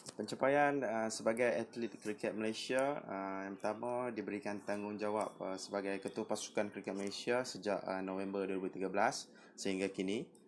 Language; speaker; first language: Malay; native; Malay